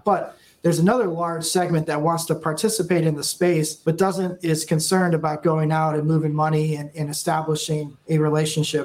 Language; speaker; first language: English; native; English